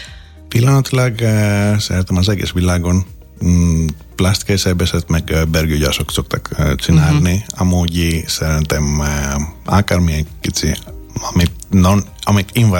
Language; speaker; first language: Hungarian; non-native, fluent; Greek